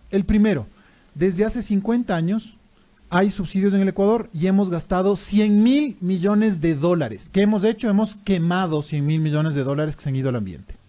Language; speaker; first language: Spanish; native; Spanish